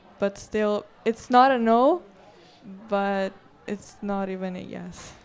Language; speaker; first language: English; non-native, fluent; Italian